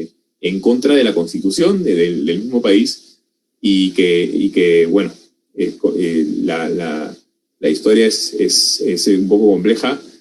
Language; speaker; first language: Spanish; native; Spanish